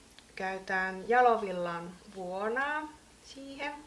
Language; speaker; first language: Finnish; native; Finnish